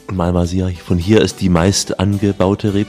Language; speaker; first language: German; native; German